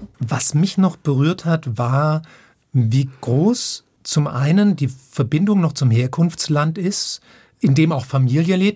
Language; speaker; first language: German; native; German